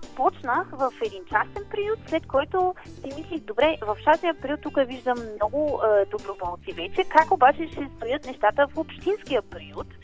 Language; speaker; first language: Bulgarian; non-native, fluent; German